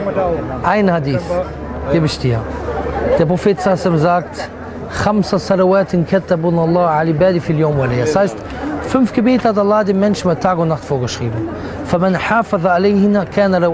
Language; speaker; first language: German; native; German